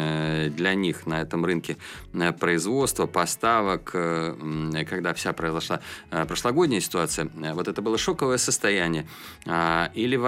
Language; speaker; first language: Russian; native; Russian